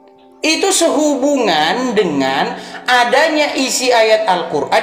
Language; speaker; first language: Indonesian; native; Indonesian